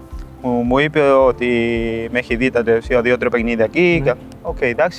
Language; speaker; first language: Greek; non-native, fluent; Spanish